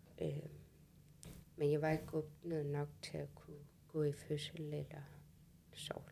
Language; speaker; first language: Danish; non-native, local second language; Kalaallisut